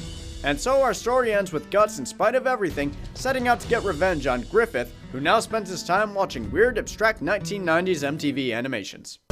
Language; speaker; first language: English; native; English